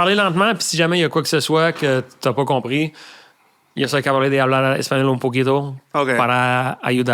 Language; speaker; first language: French; native; French